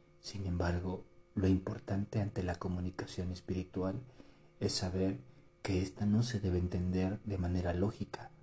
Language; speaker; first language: Spanish; native; Spanish